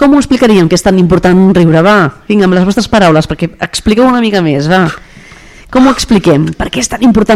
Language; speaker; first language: Catalan; native; Catalan